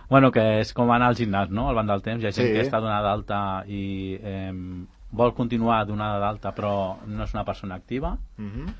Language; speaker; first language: Catalan; native; Catalan